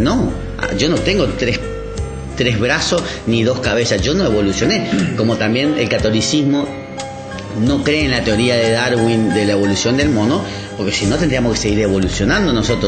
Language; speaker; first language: Spanish; native; Spanish